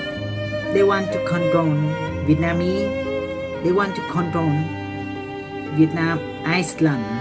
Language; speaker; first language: English; non-native, learner; Vietnamese